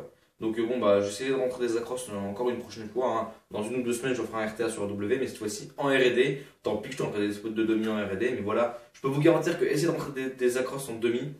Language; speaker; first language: French; native; French